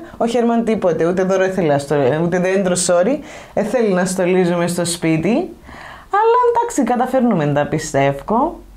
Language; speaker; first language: Greek; native; Greek